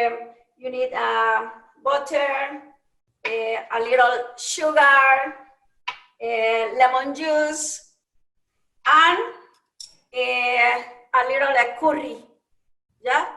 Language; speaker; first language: English; non-native, learner; Spanish